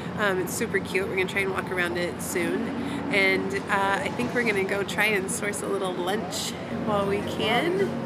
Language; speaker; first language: English; native; English